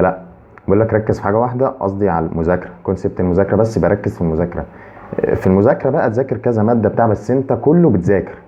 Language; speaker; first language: Arabic; native; Arabic